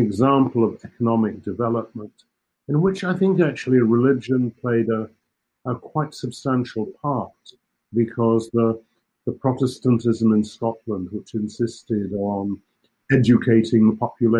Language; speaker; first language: English; native; English